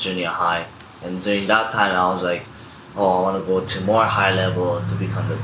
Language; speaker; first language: English; non-native, fluent; Japanese